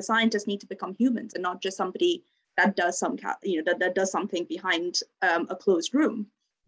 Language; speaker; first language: English; non-native, local second language; Bangla